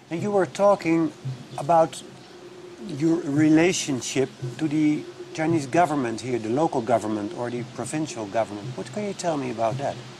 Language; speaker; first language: English; non-native, fluent; Dutch